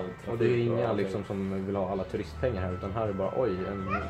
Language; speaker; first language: Swedish; native; Swedish